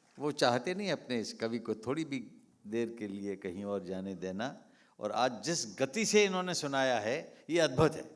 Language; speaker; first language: Hindi; native; Hindi